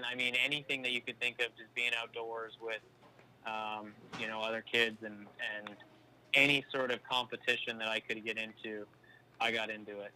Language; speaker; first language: English; native; English